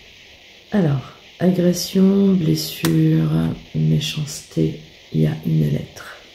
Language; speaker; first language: French; native; French